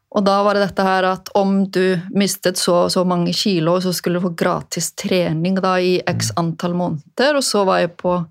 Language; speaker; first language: Norwegian; non-native, fluent; Icelandic